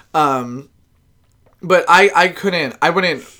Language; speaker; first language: English; native; English